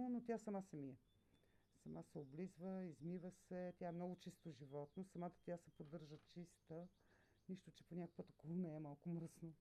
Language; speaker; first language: Bulgarian; native; Bulgarian